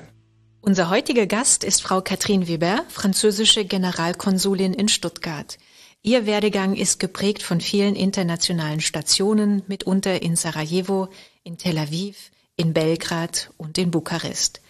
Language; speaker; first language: German; native; German